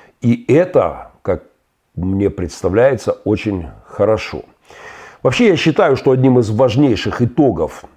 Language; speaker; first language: Russian; native; Russian